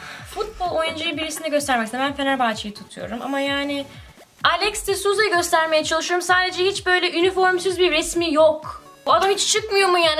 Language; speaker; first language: Turkish; early bilingual, heritage; Turkish